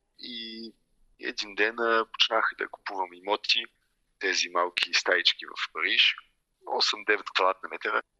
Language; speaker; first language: Bulgarian; early bilingual, heritage; Bulgarian